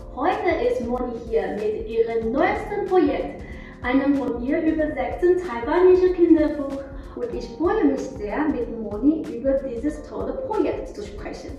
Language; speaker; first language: German; non-native, learner; Chinese